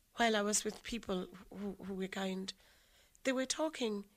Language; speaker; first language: English; non-native, local second language; Southern Sotho